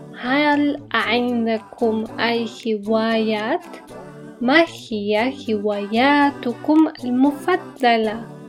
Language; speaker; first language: Arabic; non-native, fluent; Polish